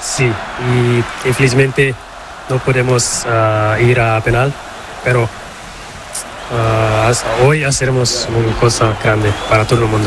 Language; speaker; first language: Spanish; non-native, learner; Portuguese